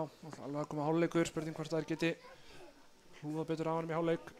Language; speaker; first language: Icelandic; native; Icelandic